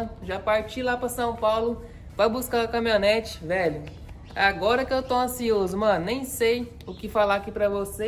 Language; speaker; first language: Portuguese; native; Portuguese